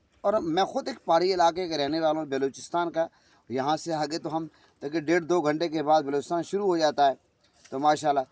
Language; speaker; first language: Urdu; non-native, local second language; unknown